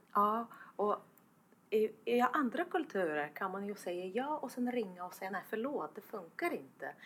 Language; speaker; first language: Swedish; non-native, fluent; Estonian